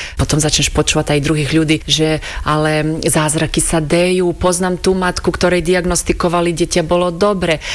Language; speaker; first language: Slovak; non-native, fluent; Croatian